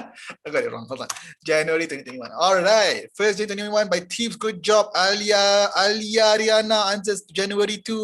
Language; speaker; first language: English; non-native, local second language; Malay